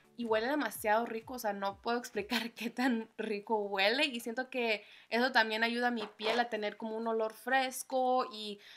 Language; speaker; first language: Spanish; early bilingual, heritage; Spanish